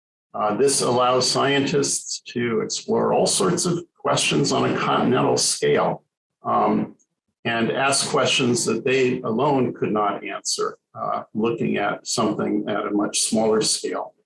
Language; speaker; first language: English; native; English